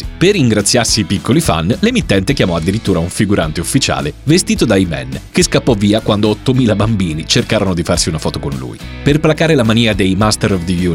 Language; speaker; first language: Italian; native; Italian